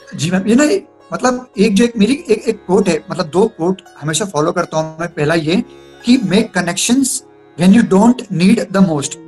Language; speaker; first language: Hindi; non-native, local second language; Marathi